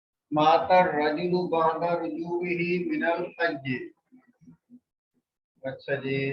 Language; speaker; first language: Arabic; non-native, learner; Urdu